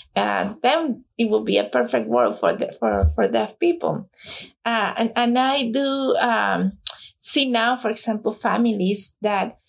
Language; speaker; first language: English; non-native, fluent; Spanish